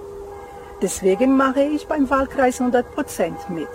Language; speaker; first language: German; non-native, fluent; Portuguese